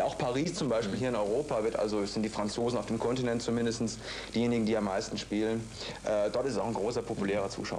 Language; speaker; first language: German; native; German